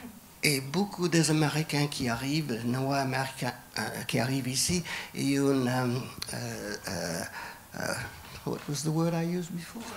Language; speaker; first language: French; non-native, fluent; English